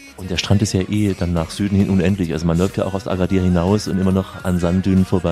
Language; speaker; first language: German; native; German